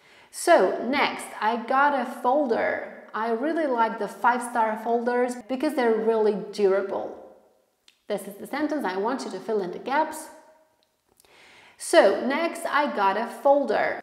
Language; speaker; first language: English; non-native, fluent; Polish